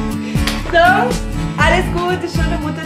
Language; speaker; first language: German; non-native, learner; Portuguese